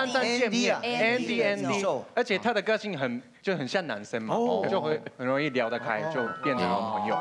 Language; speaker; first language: Chinese; non-native, fluent; Japanese